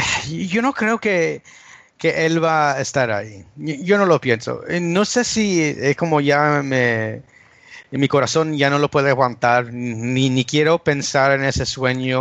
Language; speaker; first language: Spanish; early bilingual, heritage; English